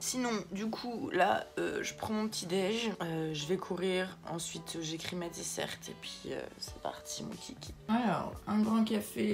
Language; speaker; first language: French; native; French